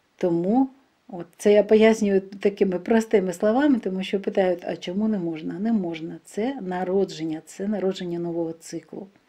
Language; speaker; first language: Ukrainian; non-native, local second language; Russian